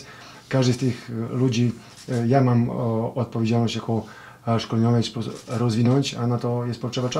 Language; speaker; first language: Polish; non-native, fluent; Serbian